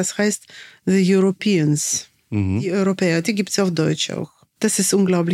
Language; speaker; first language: German; non-native, fluent; Russian